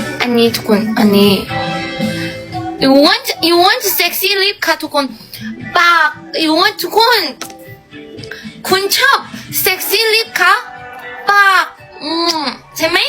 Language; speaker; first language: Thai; non-native, learner; Korean